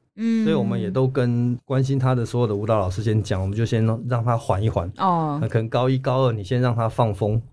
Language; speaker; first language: Chinese; non-native, local second language; Min Nan Chinese